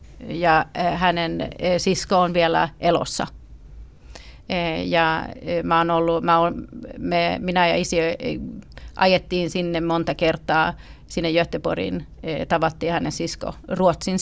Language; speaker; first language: Finnish; early bilingual, heritage; Swedish